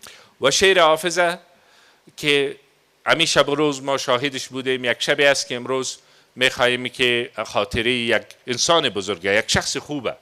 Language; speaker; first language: Persian; native; Persian